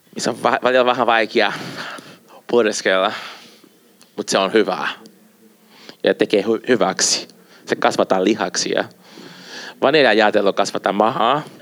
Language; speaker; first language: Finnish; non-native, fluent; Portuguese